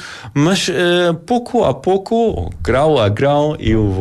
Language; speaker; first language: Portuguese; non-native, learner; German